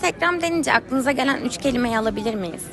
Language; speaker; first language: Turkish; native; Turkish